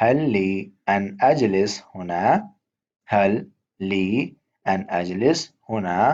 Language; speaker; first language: Arabic; non-native, fluent; Urdu